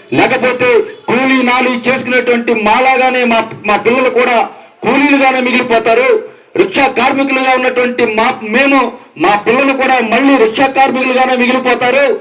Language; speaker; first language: Telugu; native; Telugu